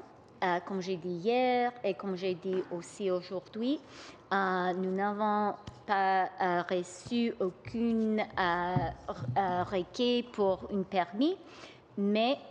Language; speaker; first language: French; non-native, local second language; English